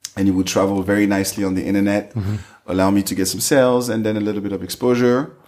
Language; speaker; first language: English; non-native, fluent; French